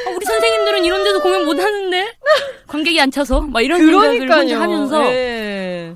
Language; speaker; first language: Korean; native; Korean